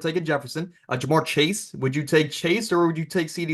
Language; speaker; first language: English; native; English